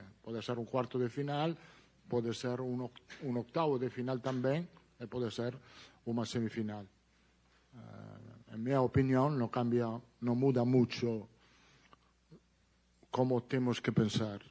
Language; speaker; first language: Portuguese; non-native, learner; Italian